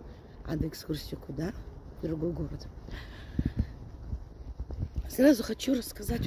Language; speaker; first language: Russian; native; Russian